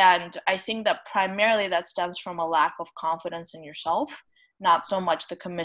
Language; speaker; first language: English; non-native, fluent; Romanian